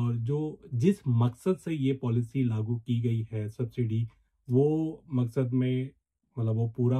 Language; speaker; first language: Hindi; native; Hindi